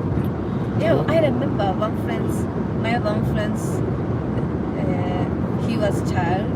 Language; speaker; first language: English; non-native, learner; Japanese